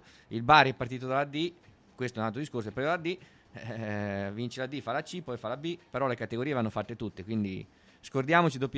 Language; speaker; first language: Italian; native; Italian